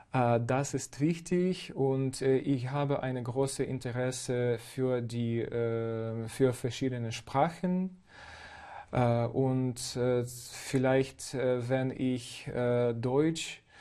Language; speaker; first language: German; non-native, fluent; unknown